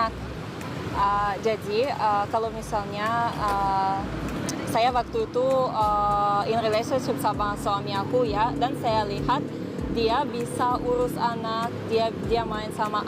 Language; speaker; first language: Indonesian; non-native, fluent; Russian